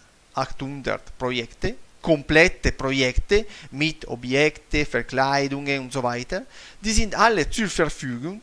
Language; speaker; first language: German; non-native, fluent; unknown